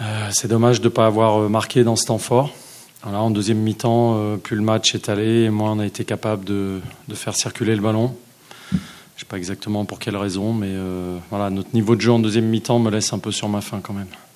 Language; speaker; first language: French; native; French